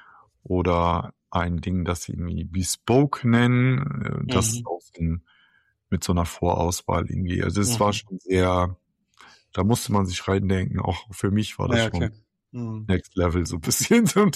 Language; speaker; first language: German; native; German